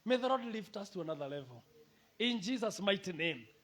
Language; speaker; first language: English; non-native, local second language; Swahili